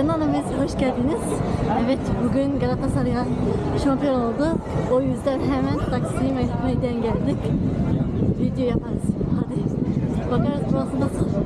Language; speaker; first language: Turkish; non-native, learner; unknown